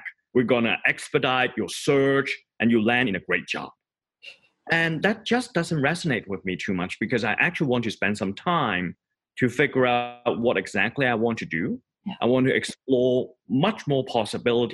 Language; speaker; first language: English; non-native, local second language; Cantonese